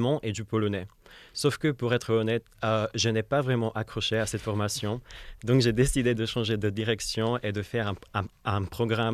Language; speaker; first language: French; non-native, fluent; Czech